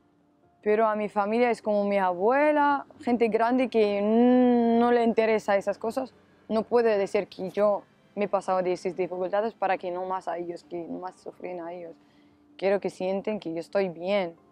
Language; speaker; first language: Spanish; non-native, learner; Arabic